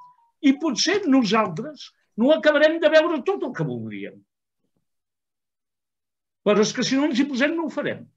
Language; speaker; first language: Catalan; native; Catalan